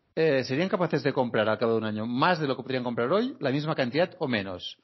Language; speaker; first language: Spanish; non-native, local second language; Catalan